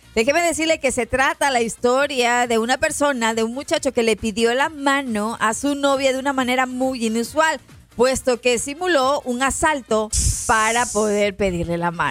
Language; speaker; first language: Spanish; native; Spanish